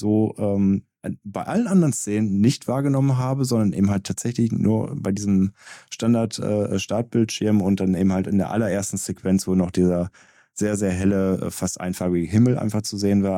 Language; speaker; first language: German; native; German